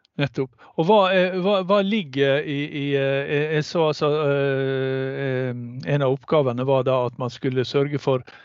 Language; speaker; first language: Norwegian; native; Norwegian